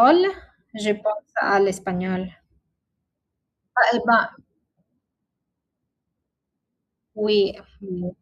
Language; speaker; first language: French; non-native, learner; Italian